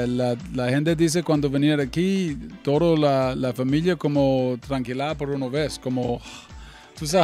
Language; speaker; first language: Spanish; non-native, learner; English